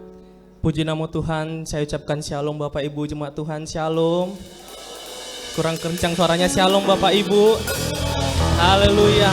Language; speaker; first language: Indonesian; native; Indonesian